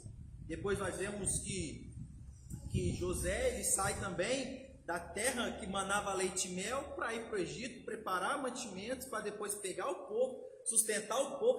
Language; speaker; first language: Portuguese; native; Portuguese